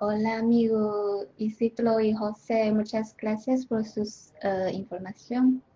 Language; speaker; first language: Spanish; non-native, learner; Chinese